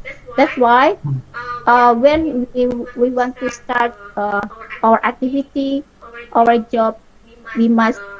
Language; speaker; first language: English; non-native, learner; Indonesian